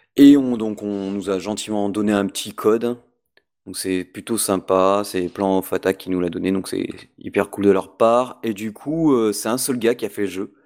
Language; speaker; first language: French; native; French